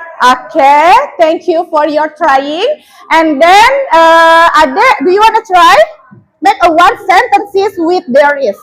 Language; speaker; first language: English; non-native, learner; Indonesian